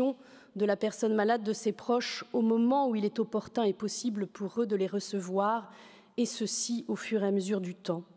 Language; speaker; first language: French; native; French